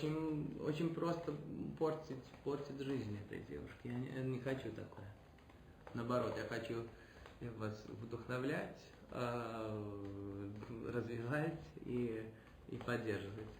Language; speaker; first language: Russian; early bilingual, heritage; Russian